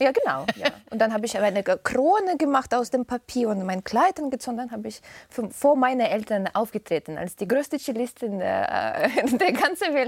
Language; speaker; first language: German; non-native, fluent; Russian